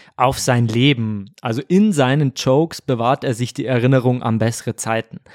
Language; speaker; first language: German; native; German